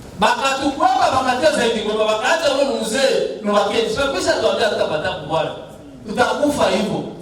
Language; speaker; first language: Swahili; native; Swahili